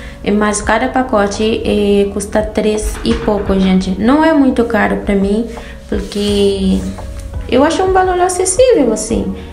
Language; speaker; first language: Portuguese; non-native, fluent; Haitian Creole